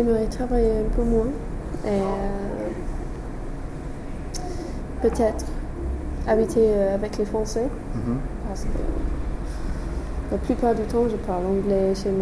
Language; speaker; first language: French; non-native, fluent; English